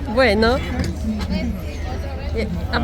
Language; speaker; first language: Spanish; non-native, fluent; Russian